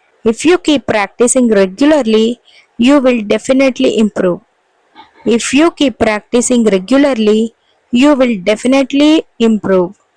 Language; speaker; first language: English; non-native, local second language; Telugu